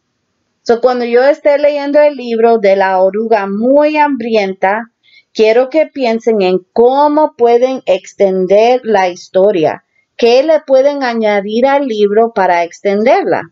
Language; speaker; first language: Spanish; early bilingual, heritage; Spanish